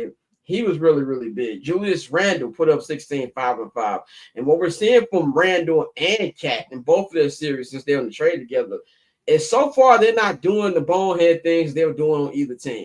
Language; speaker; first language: English; native; English